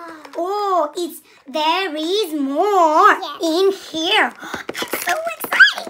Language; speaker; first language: English; non-native, learner; Russian